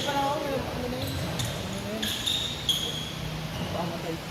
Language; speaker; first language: Filipino; native; Filipino